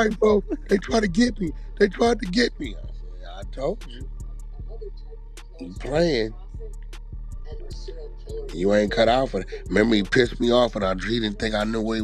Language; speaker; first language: English; native; English